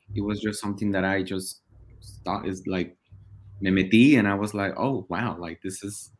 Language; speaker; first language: English; non-native, fluent; Spanish